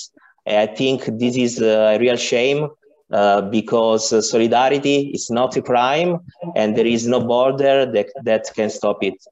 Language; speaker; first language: English; non-native, learner; Italian